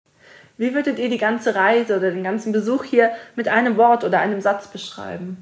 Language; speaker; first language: German; native; German